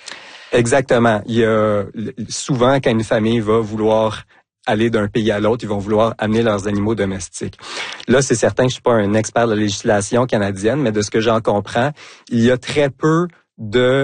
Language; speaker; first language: French; native; French